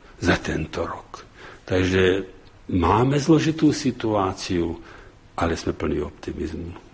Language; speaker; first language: Slovak; native; Slovak